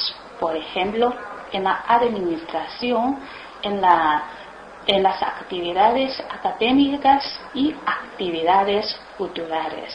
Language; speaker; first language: Spanish; non-native, learner; Chinese